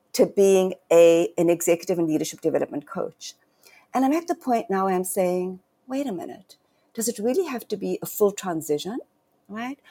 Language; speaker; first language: English; native; English